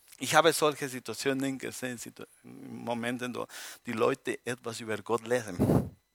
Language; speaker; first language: German; non-native, learner; Spanish